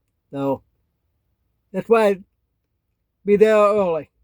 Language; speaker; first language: English; native; English